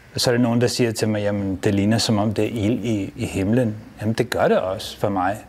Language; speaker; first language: Danish; non-native, fluent; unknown